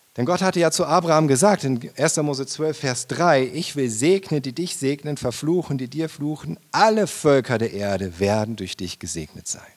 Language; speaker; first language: German; native; German